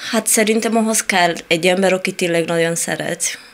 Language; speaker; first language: Hungarian; non-native, fluent; Italian